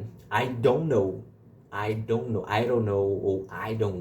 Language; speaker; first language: English; non-native, fluent; Portuguese